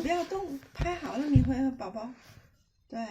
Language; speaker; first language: Chinese; native; Chinese